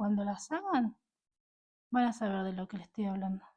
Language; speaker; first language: Spanish; native; Spanish